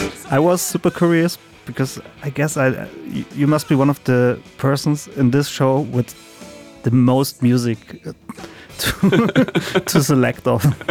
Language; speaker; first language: English; non-native, fluent; German